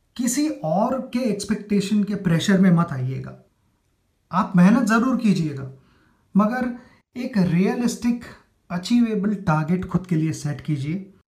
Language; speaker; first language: Hindi; non-native, local second language; Marathi